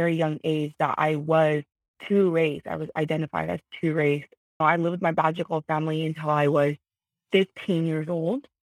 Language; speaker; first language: English; early bilingual, other home language; Vietnamese